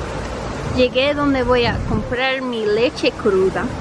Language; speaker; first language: Spanish; early bilingual, heritage; Spanish